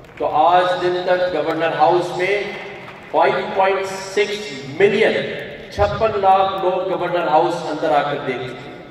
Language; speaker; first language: Urdu; native; Urdu